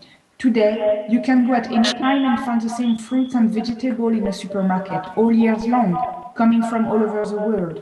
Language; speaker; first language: English; non-native, fluent; French